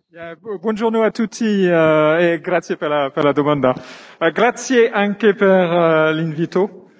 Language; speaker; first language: Italian; non-native, learner; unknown